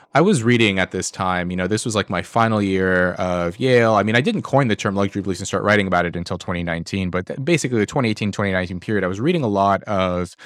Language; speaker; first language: English; native; English